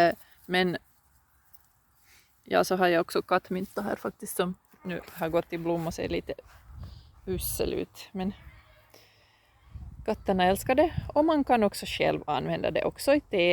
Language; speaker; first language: Swedish; non-native, local second language; Finnish